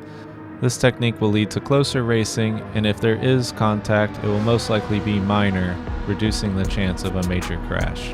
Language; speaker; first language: English; native; English